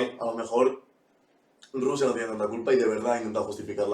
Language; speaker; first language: Spanish; native; Spanish